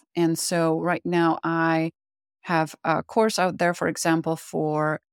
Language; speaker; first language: English; non-native, fluent; Czech